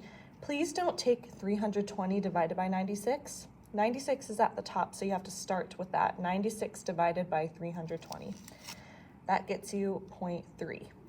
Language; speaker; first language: English; native; English